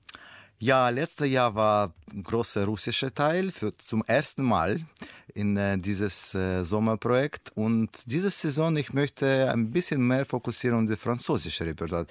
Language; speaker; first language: German; non-native, learner; Russian